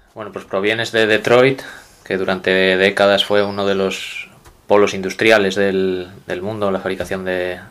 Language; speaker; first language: Spanish; native; Spanish